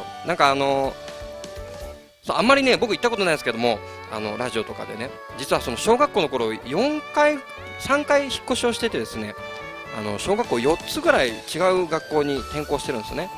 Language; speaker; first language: Japanese; native; Japanese